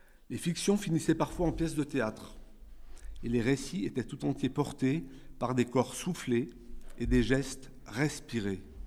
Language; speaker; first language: French; native; French